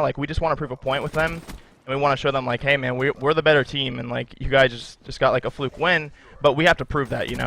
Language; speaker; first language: English; native; English